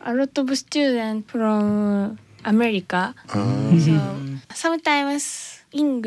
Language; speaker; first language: English; non-native, learner; Japanese